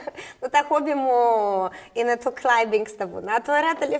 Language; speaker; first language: Greek; non-native, learner; Russian